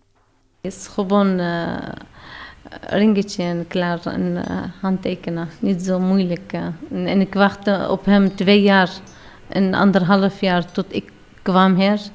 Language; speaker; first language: Dutch; non-native, learner; Arabic